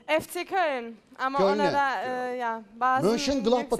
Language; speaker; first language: Turkish; early bilingual, heritage; German